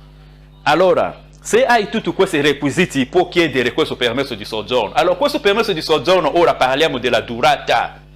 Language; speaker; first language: Italian; non-native, fluent; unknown